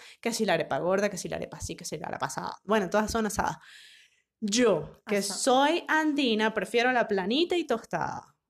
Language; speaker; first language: Spanish; native; Spanish